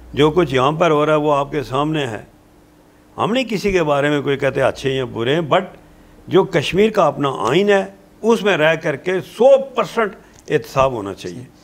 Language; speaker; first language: Urdu; non-native, local second language; Pahari-Potwari